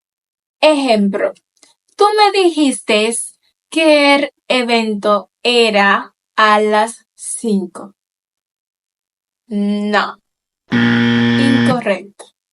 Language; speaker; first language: Spanish; non-native, fluent; Haitian Creole